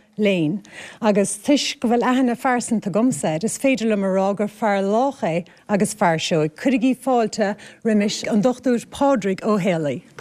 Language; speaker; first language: Irish; native; Irish